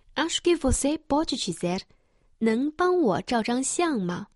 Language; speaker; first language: Portuguese; non-native, fluent; Chinese